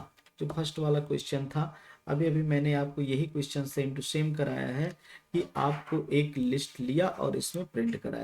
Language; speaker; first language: Hindi; native; Hindi